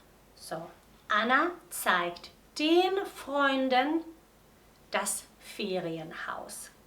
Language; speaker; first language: German; non-native, fluent; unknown